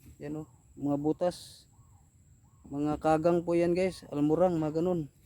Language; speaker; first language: Filipino; non-native, local second language; Cebuano